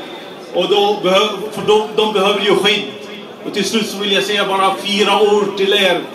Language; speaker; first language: Swedish; non-native, fluent; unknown